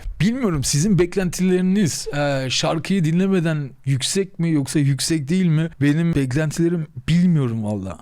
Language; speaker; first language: Turkish; native; Turkish